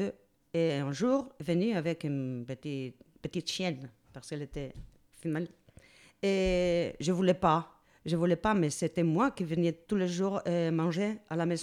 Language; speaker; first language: French; non-native, learner; Spanish